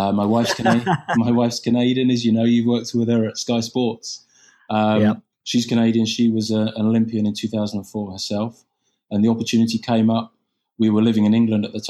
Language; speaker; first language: English; native; English